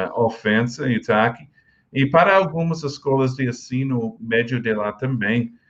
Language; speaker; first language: Portuguese; non-native, learner; English